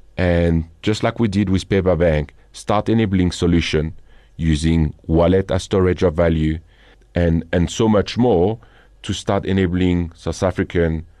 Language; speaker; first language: English; non-native, fluent; French